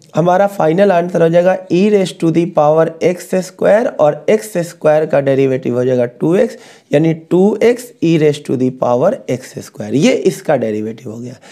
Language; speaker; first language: Hindi; native; Hindi